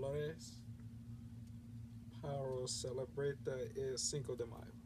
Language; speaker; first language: Spanish; non-native, learner; English